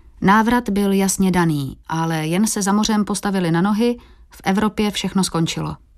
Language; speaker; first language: Czech; early bilingual, heritage; Portuguese